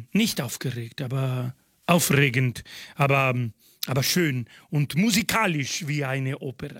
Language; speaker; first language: German; non-native, fluent; Spanish